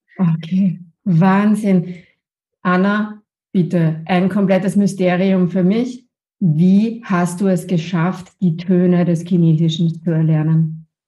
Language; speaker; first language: German; native; German